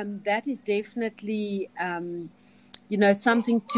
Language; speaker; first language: English; non-native, local second language; Afrikaans